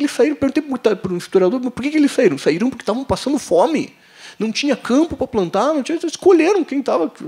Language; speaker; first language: Portuguese; native; Portuguese